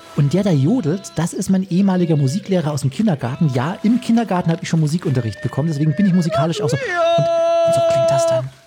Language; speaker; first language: German; native; German